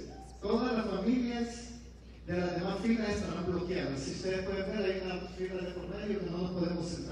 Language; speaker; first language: Spanish; native; Spanish